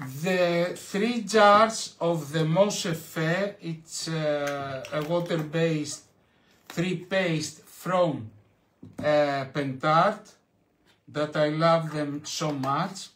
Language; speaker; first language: English; non-native, fluent; Greek